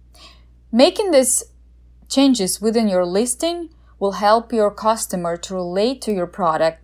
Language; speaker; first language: English; non-native, fluent; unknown